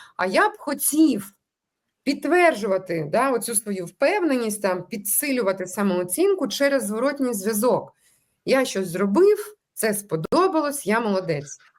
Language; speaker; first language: Ukrainian; non-native, local second language; Russian